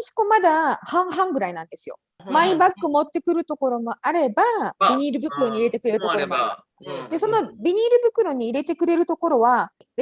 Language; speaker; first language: Japanese; native; Japanese